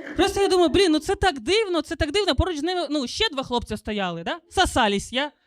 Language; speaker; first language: Ukrainian; non-native, local second language; Russian